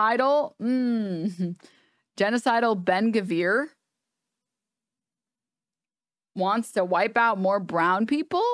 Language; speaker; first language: English; native; English